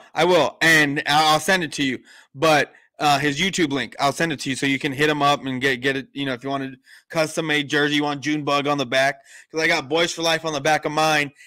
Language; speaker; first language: English; native; English